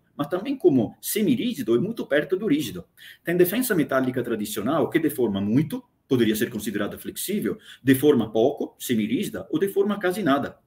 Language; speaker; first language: Portuguese; non-native, fluent; Italian